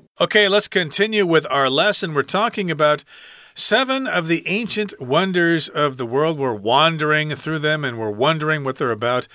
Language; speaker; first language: English; native; English